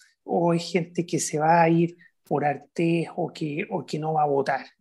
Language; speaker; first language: Spanish; native; Spanish